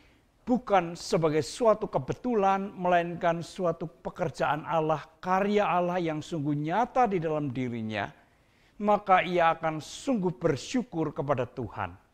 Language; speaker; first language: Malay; non-native, local second language; Indonesian